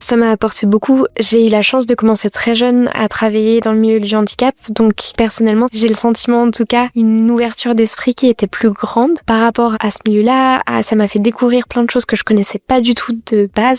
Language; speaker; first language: French; native; French